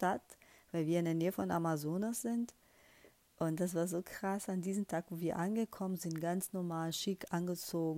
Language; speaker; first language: German; non-native, fluent; Portuguese